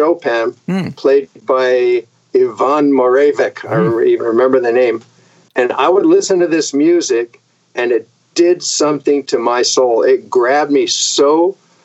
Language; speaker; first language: English; native; English